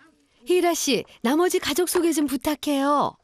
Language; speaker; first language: Korean; native; Korean